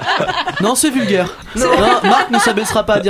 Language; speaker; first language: French; native; French